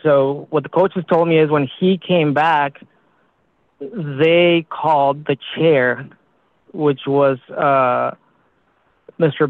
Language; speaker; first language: English; early bilingual, other home language; Spanish